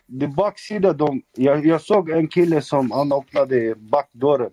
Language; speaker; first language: Swedish; non-native, local second language; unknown